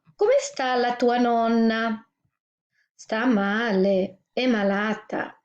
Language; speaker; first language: Italian; non-native, fluent; English